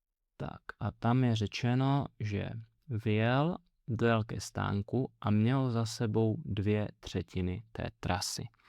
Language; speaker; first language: Czech; native; Czech